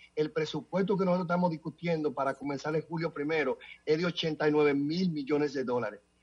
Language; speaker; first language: Spanish; native; Spanish